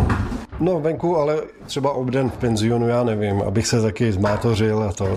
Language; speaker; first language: Czech; native; Czech